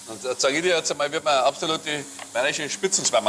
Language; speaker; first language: German; native; German